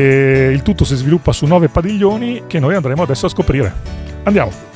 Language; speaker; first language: Italian; native; Italian